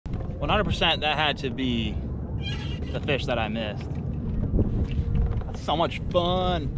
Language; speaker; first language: English; native; English